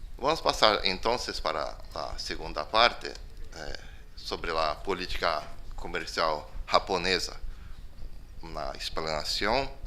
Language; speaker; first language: Spanish; non-native, fluent; Portuguese